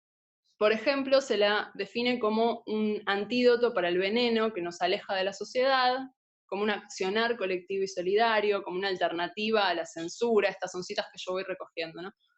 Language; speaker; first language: Spanish; native; Spanish